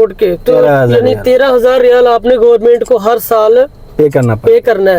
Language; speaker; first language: Hindi; native; Hindi